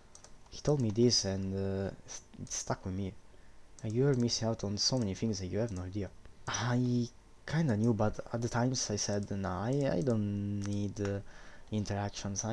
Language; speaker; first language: English; non-native, fluent; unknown